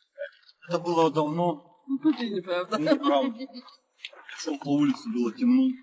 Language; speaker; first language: Russian; native; Russian